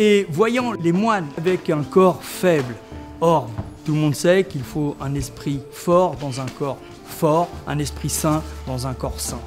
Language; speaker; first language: French; native; French